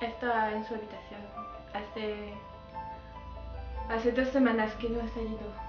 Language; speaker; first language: Spanish; non-native, learner; French